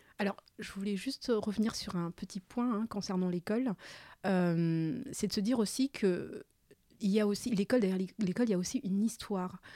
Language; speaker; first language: French; early bilingual, other home language; Malagasy